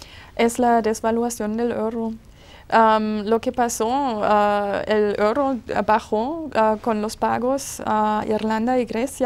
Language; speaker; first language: Spanish; non-native, fluent; German